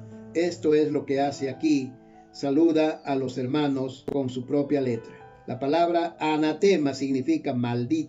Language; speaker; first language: Spanish; native; Spanish